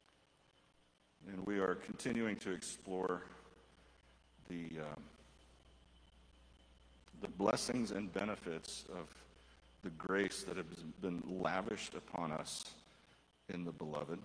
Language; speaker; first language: English; native; English